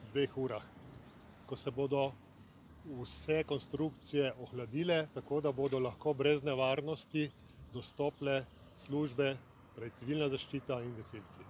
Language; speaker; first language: Slovenian; native; Slovenian